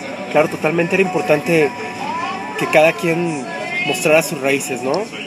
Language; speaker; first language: Spanish; native; Spanish